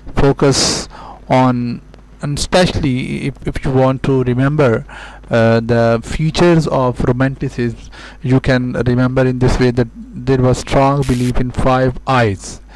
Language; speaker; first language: English; non-native, local second language; Urdu